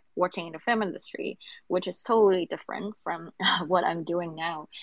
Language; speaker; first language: English; non-native, local second language; Cantonese